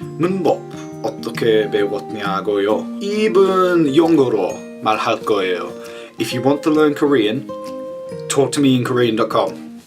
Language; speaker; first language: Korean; non-native, learner; English